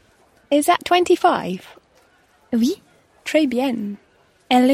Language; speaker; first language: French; non-native, learner; English